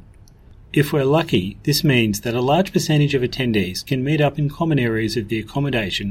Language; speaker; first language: English; native; English